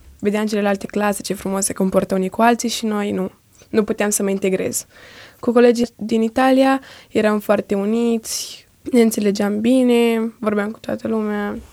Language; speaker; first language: Romanian; early bilingual, heritage; Romanian